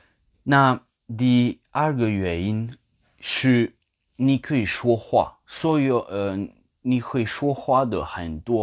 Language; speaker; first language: Chinese; non-native, fluent; English